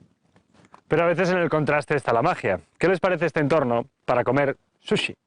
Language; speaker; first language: Spanish; native; Spanish